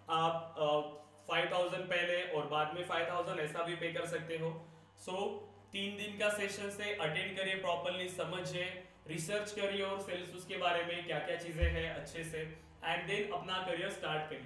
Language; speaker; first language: Hindi; native; Hindi